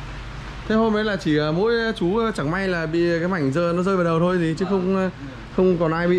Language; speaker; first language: Vietnamese; native; Vietnamese